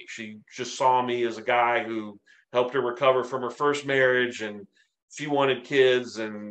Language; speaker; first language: English; native; English